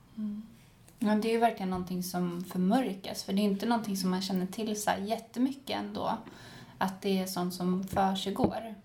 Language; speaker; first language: Swedish; native; Swedish